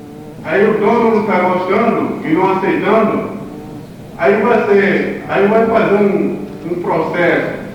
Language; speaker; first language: Portuguese; non-native, local second language; Kayapó